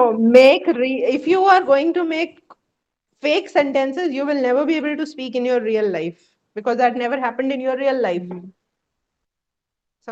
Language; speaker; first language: English; non-native, local second language; Hindi